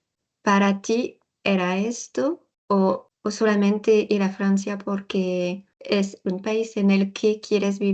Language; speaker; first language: Spanish; non-native, learner; French